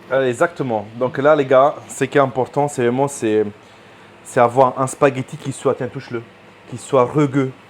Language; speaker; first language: French; non-native, fluent; Italian